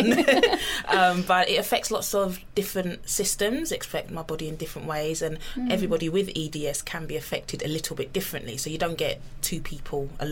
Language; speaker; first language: English; native; English